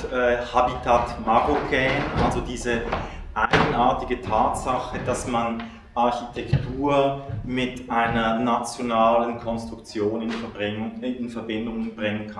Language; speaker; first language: German; native; German